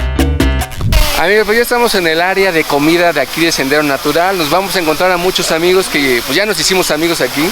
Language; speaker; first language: Spanish; native; Spanish